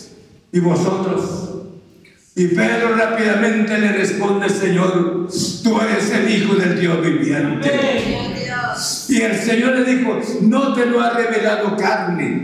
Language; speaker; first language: Spanish; native; Spanish